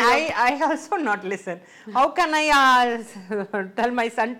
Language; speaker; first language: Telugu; non-native, local second language; Tamil